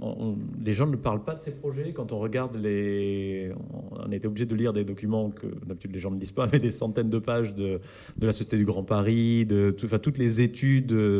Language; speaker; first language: French; native; French